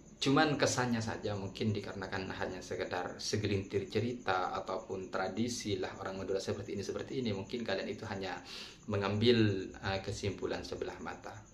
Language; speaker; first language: Indonesian; non-native, local second language; Madurese